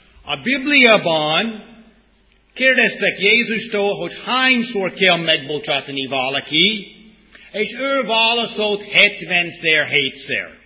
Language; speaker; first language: Hungarian; non-native, fluent; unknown